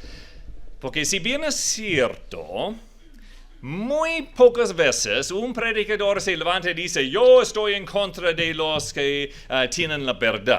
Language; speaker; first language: Spanish; non-native, fluent; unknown